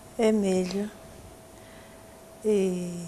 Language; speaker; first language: Portuguese; non-native, local second language; Tsonga